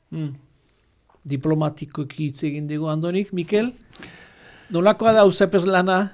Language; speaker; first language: Basque; native; Basque